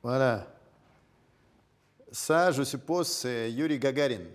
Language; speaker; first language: French; non-native, fluent; Russian